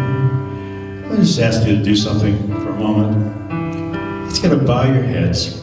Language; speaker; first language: English; native; English